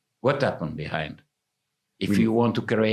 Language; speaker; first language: English; non-native, fluent; Italian